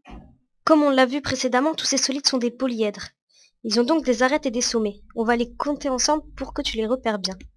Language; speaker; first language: French; native; French